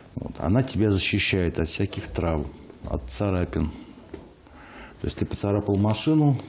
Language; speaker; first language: Russian; native; Russian